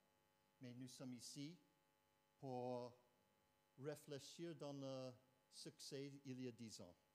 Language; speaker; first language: French; non-native, fluent; English